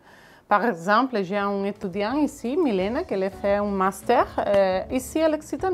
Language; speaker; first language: French; non-native, fluent; Catalan